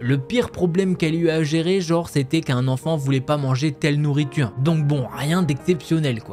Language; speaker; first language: French; native; French